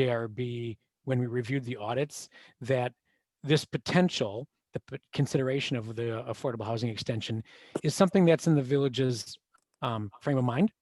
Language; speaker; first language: English; native; English